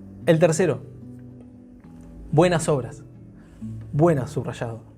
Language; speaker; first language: Spanish; native; Spanish